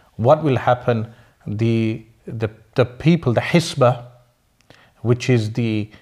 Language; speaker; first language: English; native; English